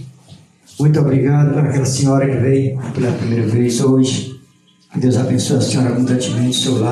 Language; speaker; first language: Portuguese; native; Portuguese